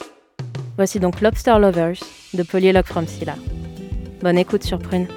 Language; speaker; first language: French; native; French